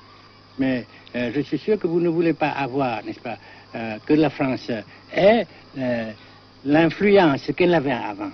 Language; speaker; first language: French; non-native, local second language; Vietnamese